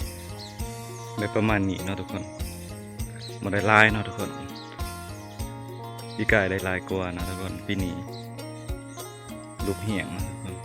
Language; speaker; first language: Thai; non-native, local second language; Northeastern Thai